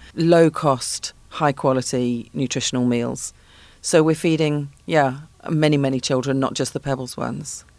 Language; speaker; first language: English; native; English